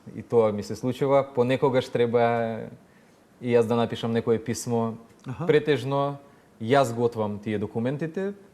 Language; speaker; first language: Macedonian; non-native, fluent; Ukrainian